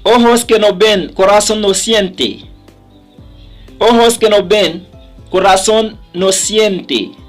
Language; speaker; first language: Spanish; non-native, learner; Haitian Creole